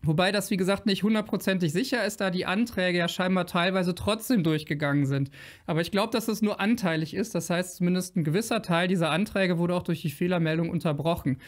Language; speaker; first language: German; native; German